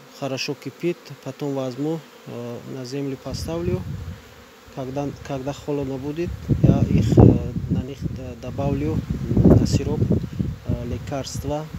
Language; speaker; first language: Russian; non-native, learner; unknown